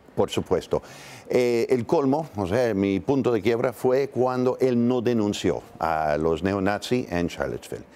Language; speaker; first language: Spanish; non-native, fluent; English